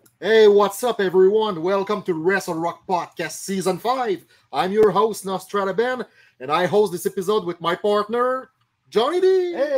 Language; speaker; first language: English; non-native, local second language; French